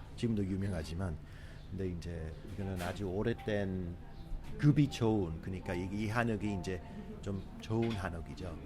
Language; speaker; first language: Korean; non-native, fluent; English